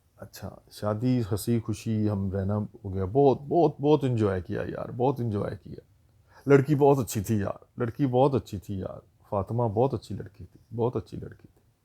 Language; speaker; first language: Urdu; native; Urdu